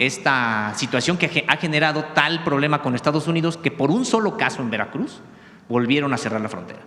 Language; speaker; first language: Spanish; native; Spanish